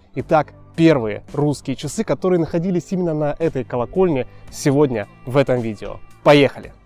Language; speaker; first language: Russian; native; Russian